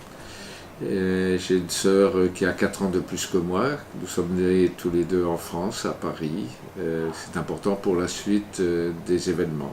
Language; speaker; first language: French; native; French